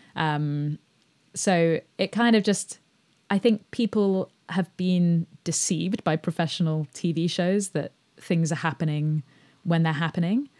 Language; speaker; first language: English; native; English